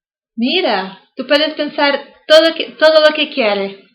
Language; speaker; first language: Spanish; non-native, learner; English